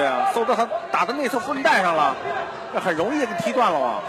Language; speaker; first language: Chinese; native; Chinese